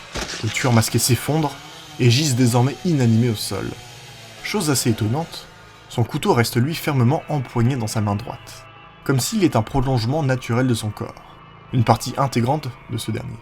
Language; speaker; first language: French; native; French